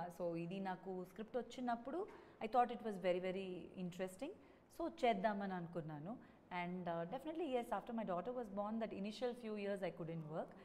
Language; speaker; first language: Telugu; non-native, local second language; Tamil